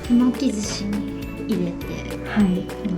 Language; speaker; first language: Japanese; non-native, fluent; Thai